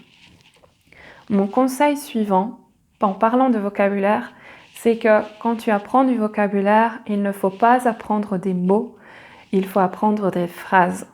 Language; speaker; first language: French; native; French